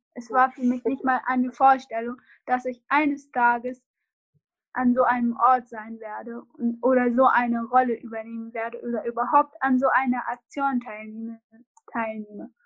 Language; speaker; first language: German; non-native, fluent; Arabic